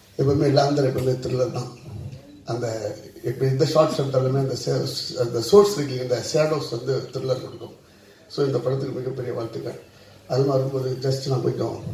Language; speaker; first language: Tamil; native; Tamil